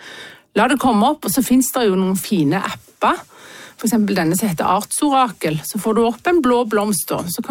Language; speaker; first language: Norwegian; native; Norwegian